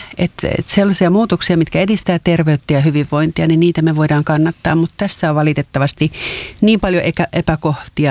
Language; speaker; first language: Finnish; native; Finnish